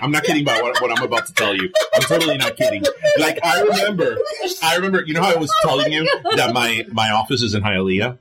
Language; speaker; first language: English; early bilingual, other home language; Spanish